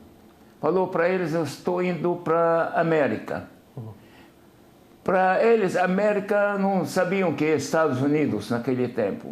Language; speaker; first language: Portuguese; non-native, fluent; Arabic